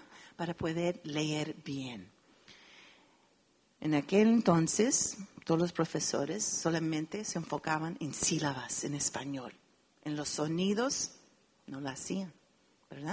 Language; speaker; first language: Spanish; early bilingual, heritage; Spanish